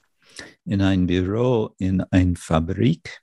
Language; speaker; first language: German; non-native, fluent; English